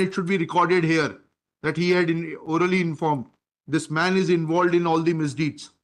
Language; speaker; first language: English; non-native, local second language; Hindi